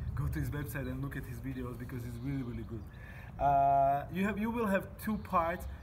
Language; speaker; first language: English; non-native, fluent; Slovak